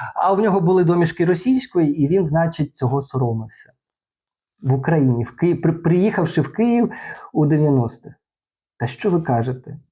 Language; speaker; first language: Ukrainian; non-native, local second language; Russian